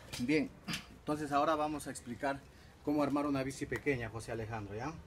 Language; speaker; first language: Spanish; native; Spanish